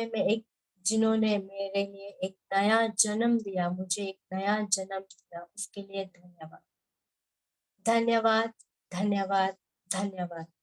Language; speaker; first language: Hindi; native; Hindi